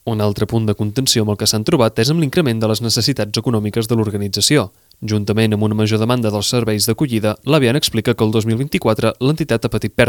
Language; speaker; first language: Catalan; native; Catalan